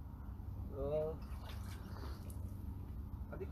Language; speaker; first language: Hebrew; non-native, learner; Romanian